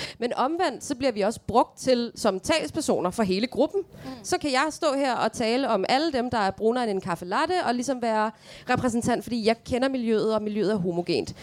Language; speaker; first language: Danish; early bilingual, other home language; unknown